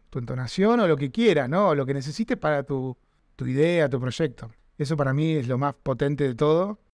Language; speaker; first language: Spanish; native; Spanish